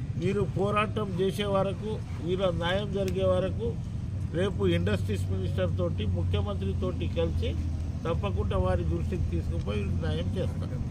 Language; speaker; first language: Telugu; non-native, local second language; Lambadi